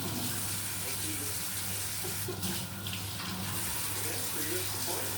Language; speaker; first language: English; native; English